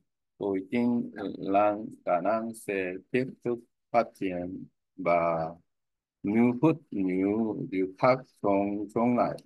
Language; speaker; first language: Vietnamese; non-native, learner; Korean